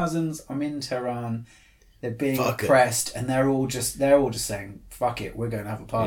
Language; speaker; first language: English; native; English